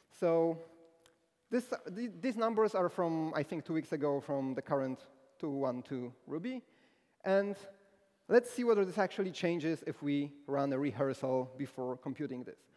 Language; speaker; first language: English; non-native, fluent; Polish